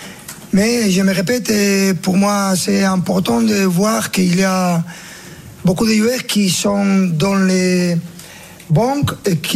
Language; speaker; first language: French; non-native, learner; Spanish